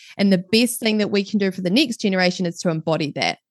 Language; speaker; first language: English; native; English